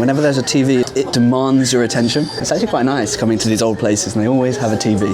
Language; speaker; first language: English; native; English